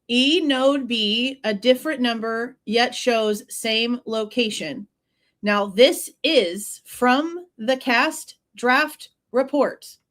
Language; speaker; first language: English; native; English